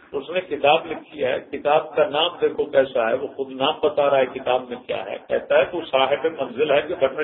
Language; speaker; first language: Urdu; non-native, local second language; Punjabi